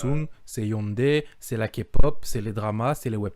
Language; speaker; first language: French; native; French